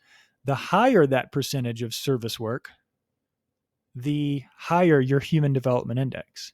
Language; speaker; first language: English; native; English